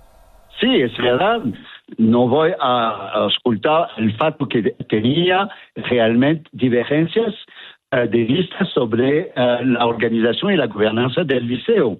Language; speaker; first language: Spanish; non-native, fluent; French